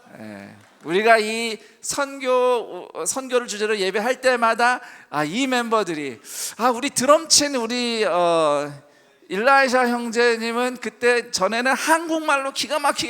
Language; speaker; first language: Korean; native; Korean